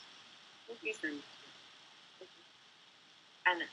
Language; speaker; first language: English; non-native, learner; Spanish